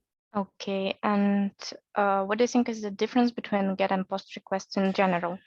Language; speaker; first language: English; non-native, fluent; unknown